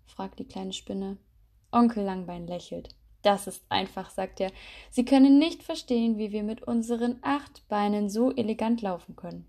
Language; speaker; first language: German; native; German